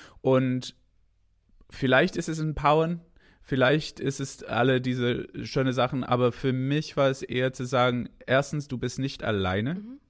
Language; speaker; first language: German; non-native, fluent; English